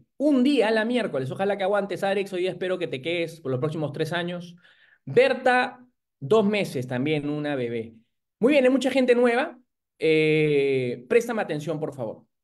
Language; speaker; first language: Spanish; native; Spanish